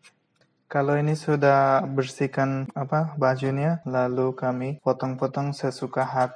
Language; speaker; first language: Indonesian; non-native, fluent; Bangla